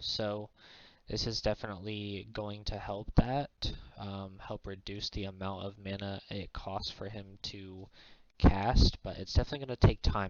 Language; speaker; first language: English; native; English